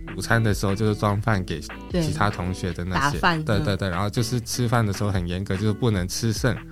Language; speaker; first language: Chinese; non-native, local second language; Japanese